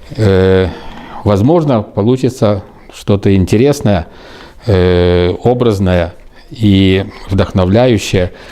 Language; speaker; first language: Russian; non-native, local second language; Ukrainian